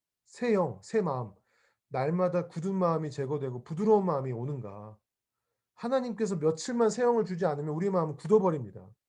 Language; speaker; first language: Korean; native; Korean